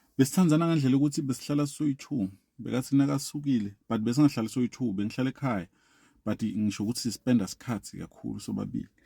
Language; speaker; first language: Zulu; non-native, local second language; Swati